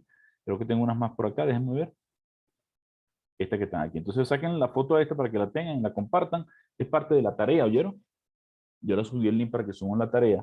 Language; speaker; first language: Spanish; native; Spanish